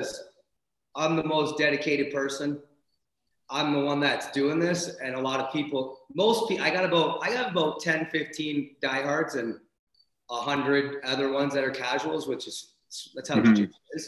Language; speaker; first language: English; native; English